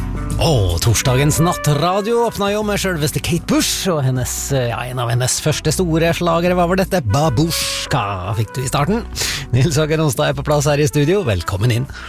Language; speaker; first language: Norwegian; native; Norwegian